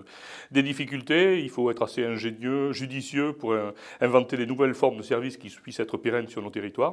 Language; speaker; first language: French; native; French